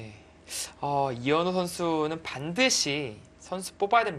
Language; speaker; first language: Korean; native; Korean